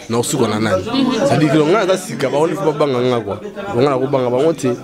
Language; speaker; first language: Lingala; native; Lingala